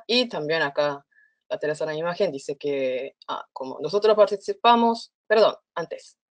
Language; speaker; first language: Spanish; non-native, fluent; Korean